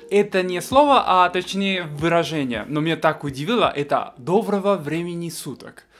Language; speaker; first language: Russian; non-native, fluent; Spanish